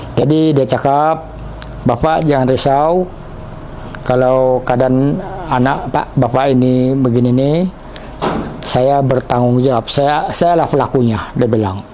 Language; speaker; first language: Malay; non-native, local second language; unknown